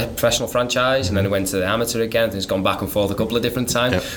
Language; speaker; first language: English; native; English